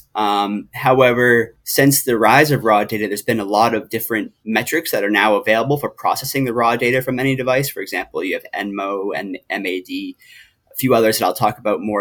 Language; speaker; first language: English; native; English